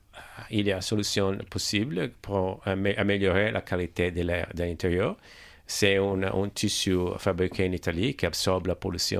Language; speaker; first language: French; non-native, learner; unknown